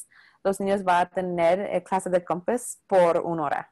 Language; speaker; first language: Spanish; non-native, local second language; English